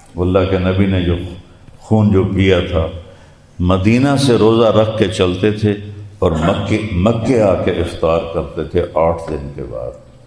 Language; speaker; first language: Urdu; non-native, local second language; Punjabi